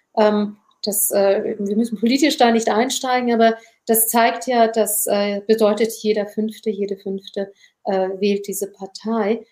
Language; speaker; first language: German; early bilingual, other home language; Turkish